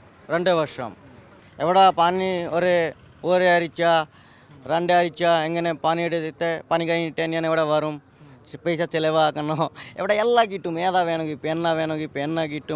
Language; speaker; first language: Malayalam; non-native, learner; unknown